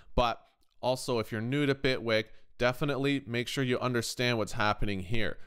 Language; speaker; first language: English; native; English